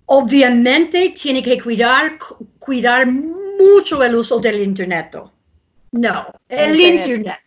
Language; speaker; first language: Spanish; non-native, fluent; English